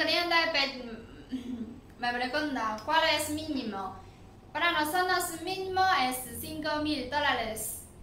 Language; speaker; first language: Spanish; non-native, learner; Chinese